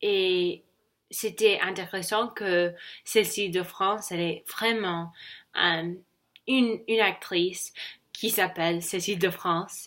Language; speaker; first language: French; non-native, learner; English